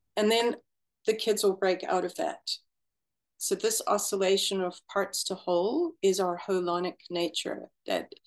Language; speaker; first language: English; native; English